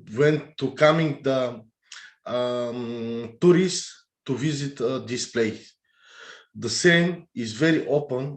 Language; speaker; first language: English; non-native, learner; Bulgarian